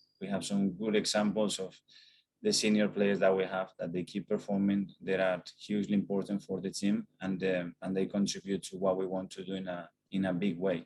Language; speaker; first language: English; non-native, fluent; Spanish